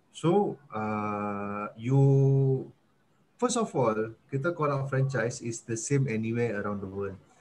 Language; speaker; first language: English; non-native, local second language; Malay